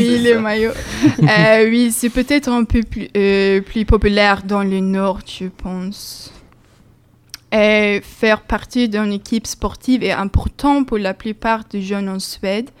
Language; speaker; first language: French; non-native, learner; Swedish